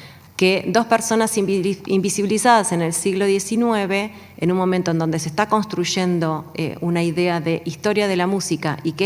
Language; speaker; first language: Spanish; native; Spanish